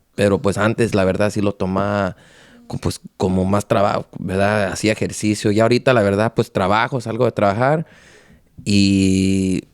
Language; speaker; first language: Spanish; early bilingual, heritage; Spanish